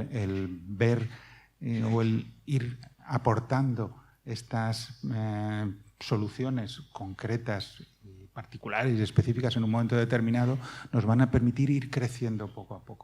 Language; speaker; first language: Spanish; native; Spanish